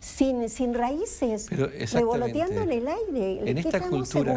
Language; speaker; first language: Spanish; native; Spanish